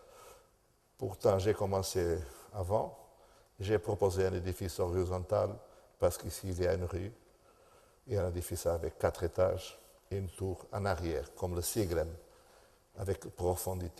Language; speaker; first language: French; non-native, fluent; Portuguese